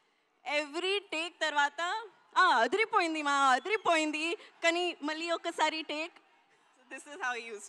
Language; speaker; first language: Telugu; non-native, learner; Hindi